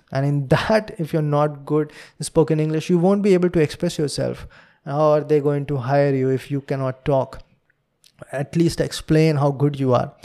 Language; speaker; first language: English; non-native, local second language; Hindi